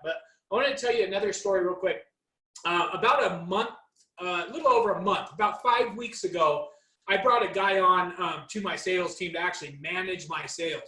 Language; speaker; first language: English; native; English